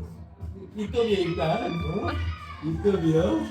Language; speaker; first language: Korean; native; Korean